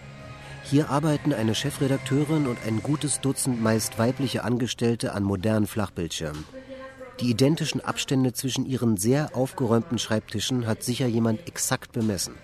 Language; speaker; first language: German; native; German